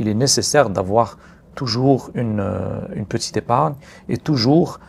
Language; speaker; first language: French; non-native, local second language; Arabic